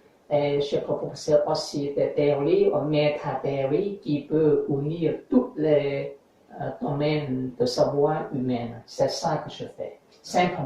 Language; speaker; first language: French; non-native, learner; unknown